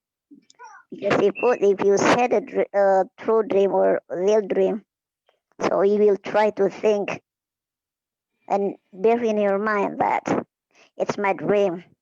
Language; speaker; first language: English; non-native, fluent; Indonesian